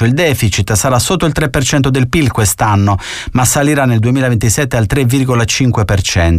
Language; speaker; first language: Italian; native; Italian